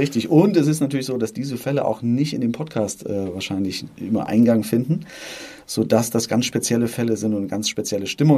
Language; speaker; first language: German; native; German